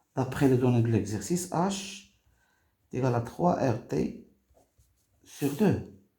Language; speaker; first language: French; non-native, local second language; Arabic